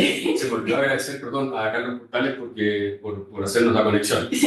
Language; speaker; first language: Spanish; native; Spanish